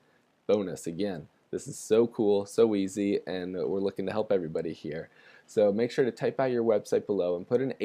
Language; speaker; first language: English; native; English